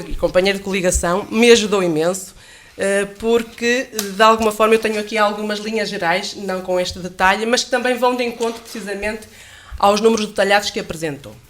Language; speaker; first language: Portuguese; native; Portuguese